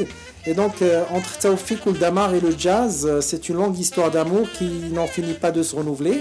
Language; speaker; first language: French; native; French